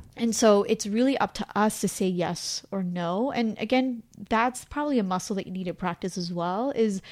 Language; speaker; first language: English; native; English